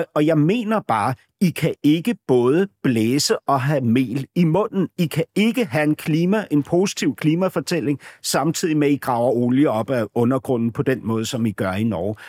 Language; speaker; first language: Danish; native; Danish